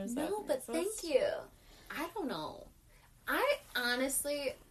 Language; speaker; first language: English; early bilingual, other home language; Yoruba